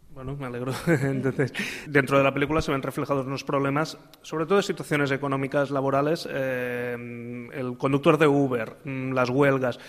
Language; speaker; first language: Spanish; non-native, local second language; Catalan